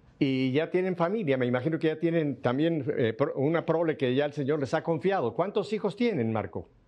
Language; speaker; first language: Spanish; native; Spanish